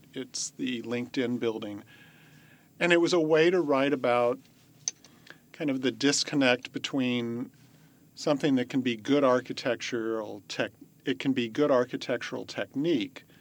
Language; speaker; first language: English; native; English